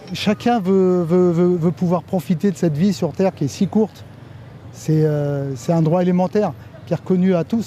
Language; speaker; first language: French; native; French